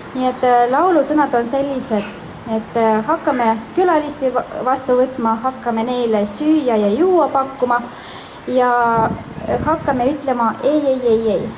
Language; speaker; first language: Estonian; non-native, fluent; Udmurt